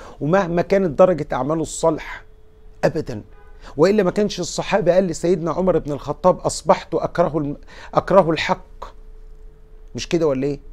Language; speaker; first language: Arabic; native; Arabic